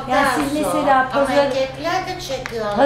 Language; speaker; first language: Turkish; non-native, fluent; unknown